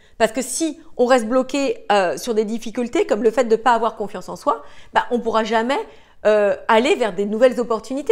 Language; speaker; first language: French; native; French